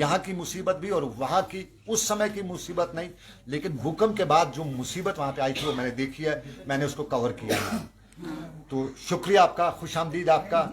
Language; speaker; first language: Urdu; non-native, local second language; Kashmiri